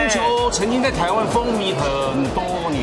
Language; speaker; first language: Chinese; native; Chinese